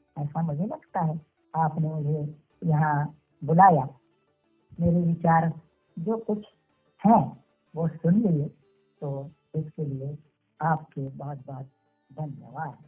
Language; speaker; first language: Hindi; non-native, local second language; Marathi